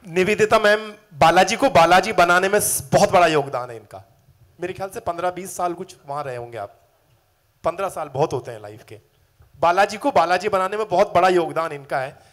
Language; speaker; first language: Hindi; native; Hindi